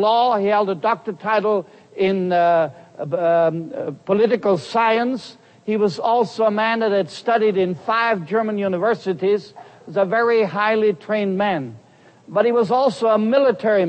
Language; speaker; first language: English; non-native, fluent; German